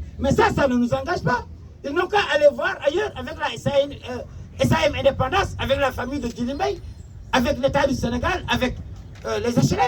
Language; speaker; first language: French; non-native, local second language; Wolof